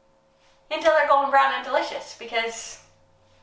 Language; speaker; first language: English; native; English